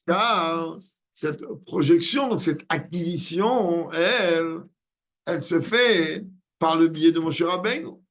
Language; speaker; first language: French; native; French